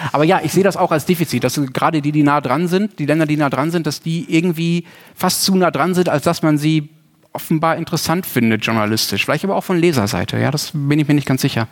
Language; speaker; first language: German; native; German